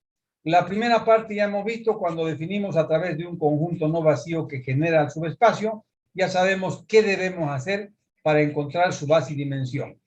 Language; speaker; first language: Spanish; native; Spanish